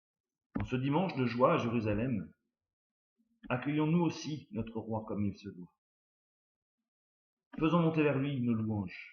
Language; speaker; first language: French; native; French